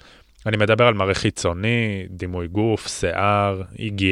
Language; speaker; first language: Hebrew; native; Hebrew